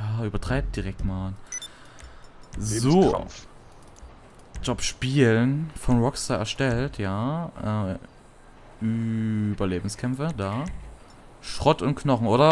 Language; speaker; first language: German; native; German